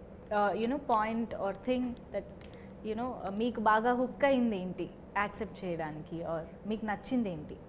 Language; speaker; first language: Telugu; native; Telugu